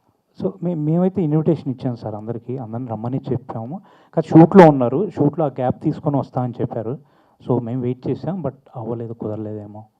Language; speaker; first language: Telugu; native; Telugu